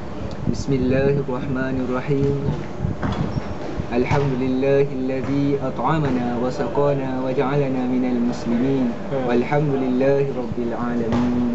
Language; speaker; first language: Arabic; non-native, learner; Malay